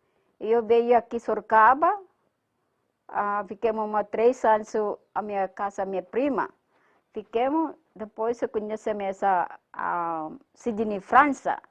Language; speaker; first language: Portuguese; non-native, learner; Malayalam